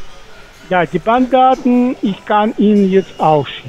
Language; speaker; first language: German; non-native, fluent; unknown